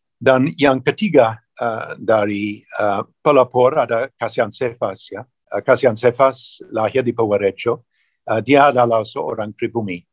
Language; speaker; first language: Indonesian; non-native, fluent; English